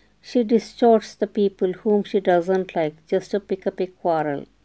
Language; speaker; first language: English; non-native, local second language; Telugu